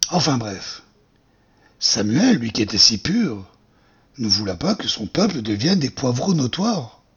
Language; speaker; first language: French; native; French